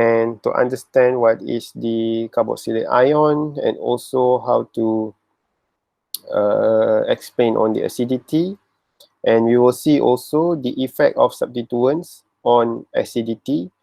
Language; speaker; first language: English; non-native, local second language; Malay